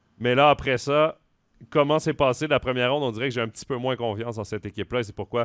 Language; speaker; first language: French; native; French